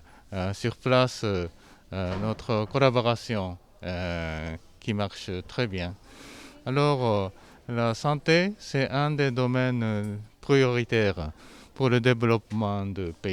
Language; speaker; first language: French; non-native, fluent; Japanese